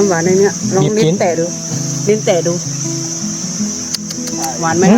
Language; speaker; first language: Thai; native; Thai